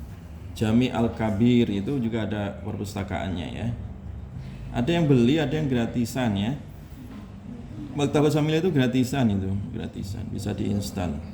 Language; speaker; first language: Indonesian; native; Indonesian